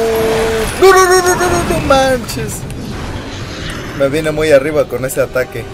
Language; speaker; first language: Spanish; native; Spanish